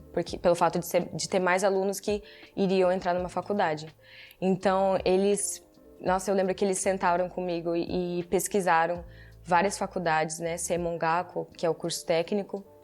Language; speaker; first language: Portuguese; early bilingual, heritage; Portuguese